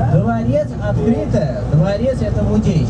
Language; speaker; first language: Russian; non-native, learner; Nepali